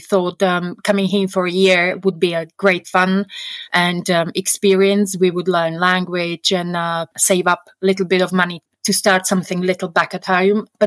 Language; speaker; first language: English; non-native, fluent; Slovak